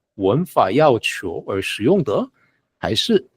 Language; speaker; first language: Chinese; non-native, fluent; Korean